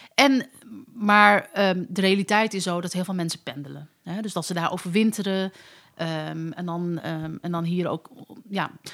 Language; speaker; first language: Dutch; early bilingual, other home language; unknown